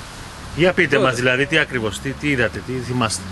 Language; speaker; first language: Greek; native; Greek